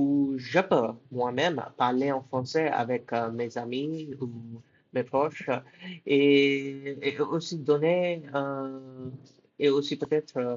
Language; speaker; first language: French; non-native, fluent; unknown